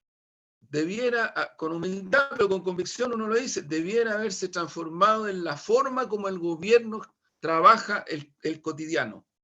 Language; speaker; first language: Spanish; native; Spanish